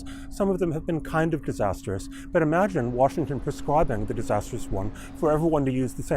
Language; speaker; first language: English; native; English